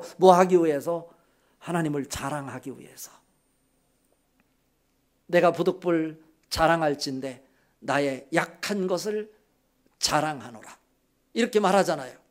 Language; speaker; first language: Korean; native; Korean